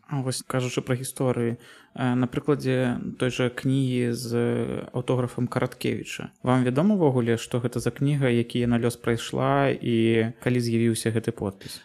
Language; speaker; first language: Belarusian; native; Belarusian